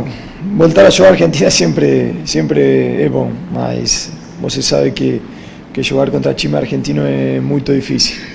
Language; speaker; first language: Portuguese; non-native, fluent; Spanish